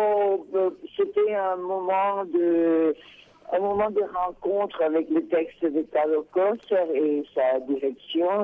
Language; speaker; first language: French; non-native, fluent; Spanish